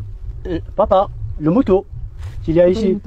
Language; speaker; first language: French; non-native, learner; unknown